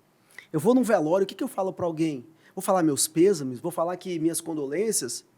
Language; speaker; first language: Portuguese; native; Portuguese